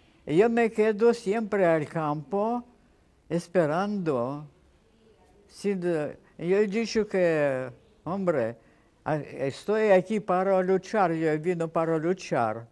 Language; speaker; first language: Spanish; non-native, fluent; Russian